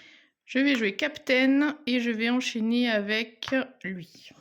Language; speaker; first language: French; native; French